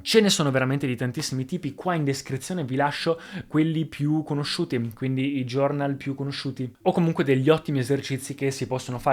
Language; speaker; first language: Italian; native; Italian